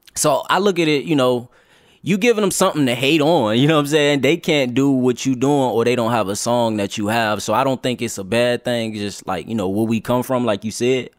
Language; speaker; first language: English; native; English